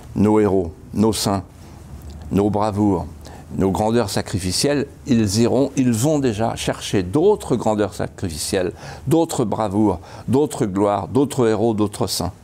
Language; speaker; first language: French; native; French